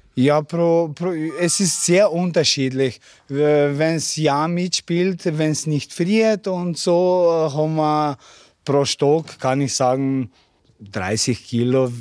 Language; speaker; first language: German; non-native, learner; Slovenian